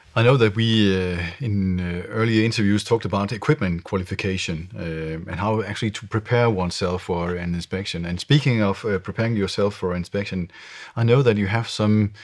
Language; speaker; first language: English; non-native, fluent; Danish